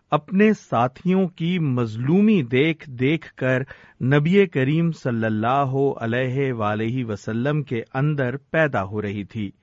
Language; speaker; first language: Urdu; native; Urdu